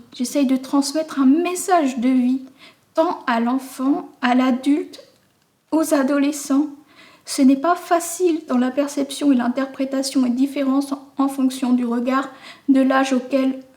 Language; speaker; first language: French; native; French